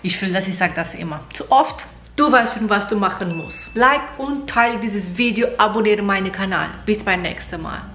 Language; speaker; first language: German; non-native, fluent; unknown